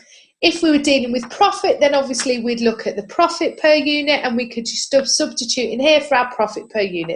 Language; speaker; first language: English; native; English